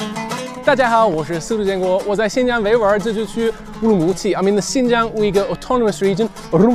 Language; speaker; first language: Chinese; non-native, fluent; English